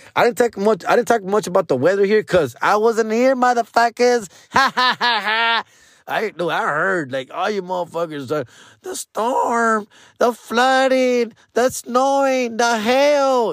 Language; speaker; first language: English; early bilingual, other home language; Spanish